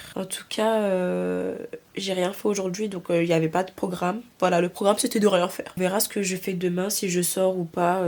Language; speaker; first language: French; native; French